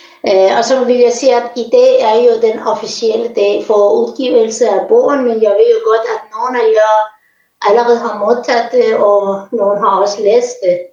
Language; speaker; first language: Danish; non-native, fluent; Persian